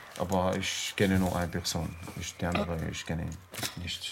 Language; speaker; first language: German; non-native, learner; Arabic